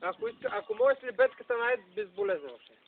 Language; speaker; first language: Bulgarian; native; Bulgarian